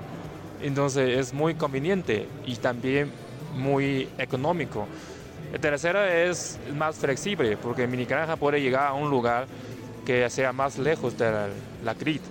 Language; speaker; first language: Spanish; non-native, learner; Chinese